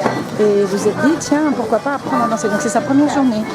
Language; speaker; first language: French; native; French